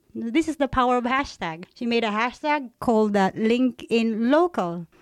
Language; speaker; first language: English; non-native, local second language; Cebuano